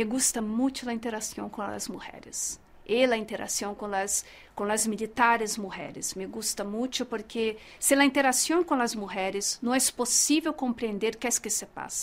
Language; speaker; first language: Spanish; non-native, learner; Portuguese